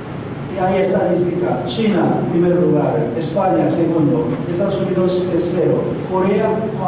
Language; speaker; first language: Spanish; non-native, learner; Korean